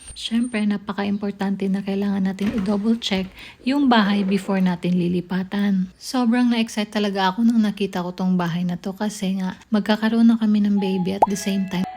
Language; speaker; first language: Filipino; non-native, local second language; Cebuano